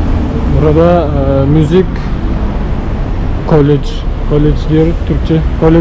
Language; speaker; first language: Turkish; non-native, learner; Bashkir